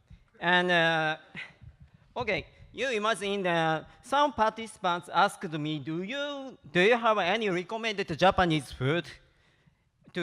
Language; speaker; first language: English; non-native, learner; Japanese